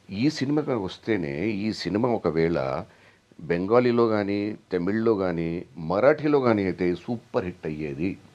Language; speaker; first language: Telugu; non-native, local second language; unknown